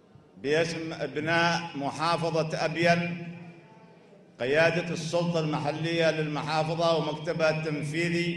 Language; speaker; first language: Arabic; native; Arabic